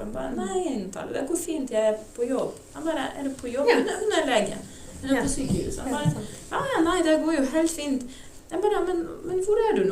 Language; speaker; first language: Norwegian; non-native, fluent; Ukrainian